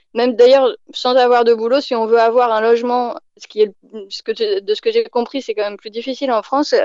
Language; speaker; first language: French; native; French